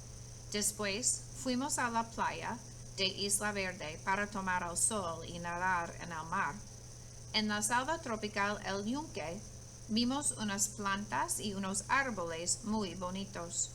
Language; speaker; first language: Spanish; non-native, fluent; English